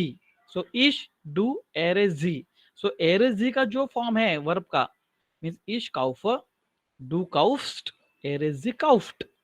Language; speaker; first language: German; non-native, learner; Marathi